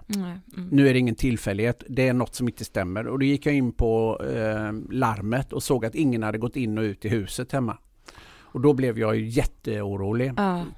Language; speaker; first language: Swedish; native; Swedish